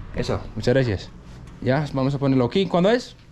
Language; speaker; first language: Spanish; non-native, fluent; English